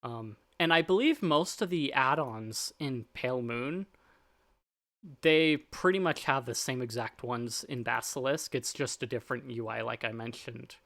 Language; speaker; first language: English; native; English